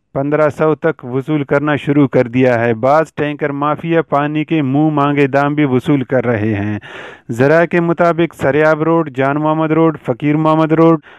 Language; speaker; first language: Urdu; non-native, local second language; Baluchi